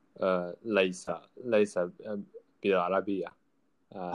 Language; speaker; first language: Arabic; non-native, learner; Japanese